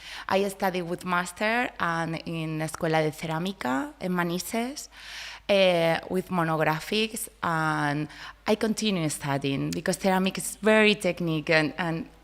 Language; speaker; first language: English; non-native, learner; Spanish